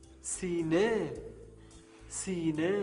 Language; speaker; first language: Persian; non-native, learner; Arabic